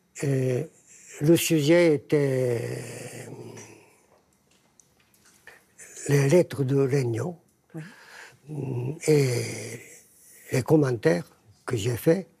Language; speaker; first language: French; non-native, fluent; Japanese